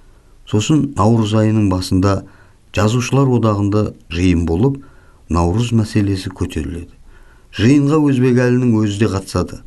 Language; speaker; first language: Kazakh; native; Kazakh